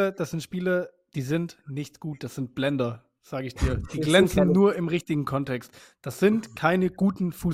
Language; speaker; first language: German; native; German